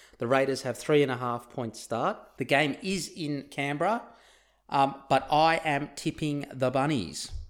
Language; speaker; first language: English; early bilingual, other home language; Turkish